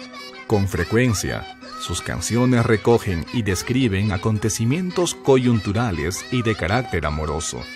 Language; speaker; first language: Spanish; native; Spanish